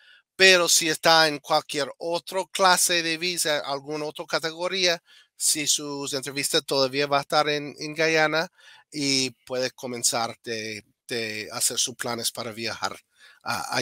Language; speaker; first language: Spanish; non-native, fluent; English